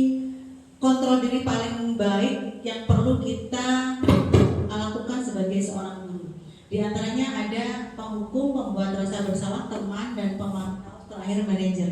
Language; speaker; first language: Indonesian; native; Indonesian